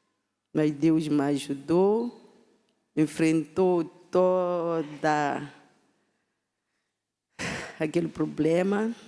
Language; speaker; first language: Portuguese; non-native, local second language; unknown